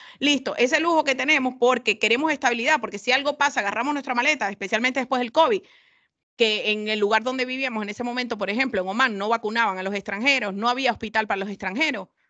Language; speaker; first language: Spanish; native; Spanish